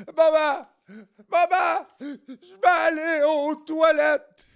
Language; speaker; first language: French; native; French